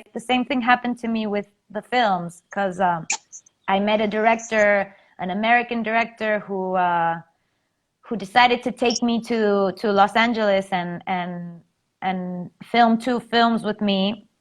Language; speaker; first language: English; non-native, fluent; Spanish